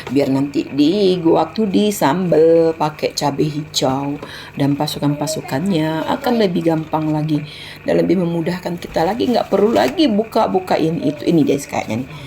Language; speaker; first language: Indonesian; non-native, local second language; Minangkabau